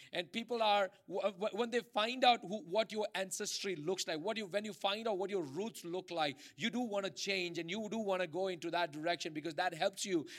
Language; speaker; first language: English; non-native, local second language; Malayalam